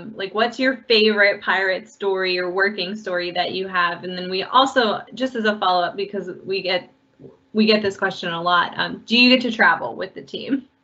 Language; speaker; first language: English; native; English